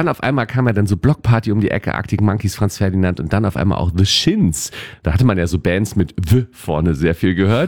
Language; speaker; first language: German; native; German